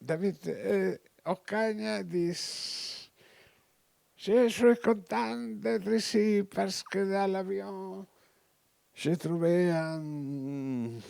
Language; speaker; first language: French; non-native, learner; Catalan